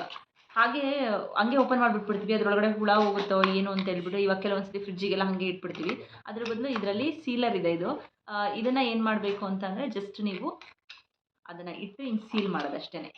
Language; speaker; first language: Kannada; native; Kannada